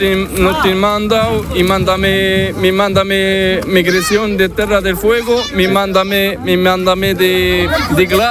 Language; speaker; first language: Spanish; non-native, learner; Arabic